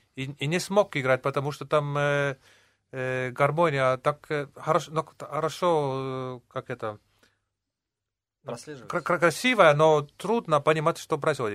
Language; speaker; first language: Russian; non-native, local second language; Estonian